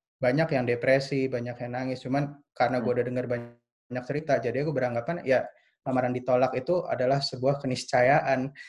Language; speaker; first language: Indonesian; native; Indonesian